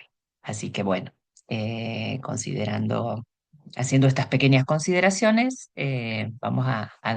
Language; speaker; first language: Spanish; native; Spanish